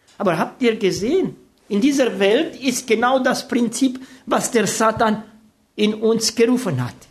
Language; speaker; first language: German; non-native, fluent; Romanian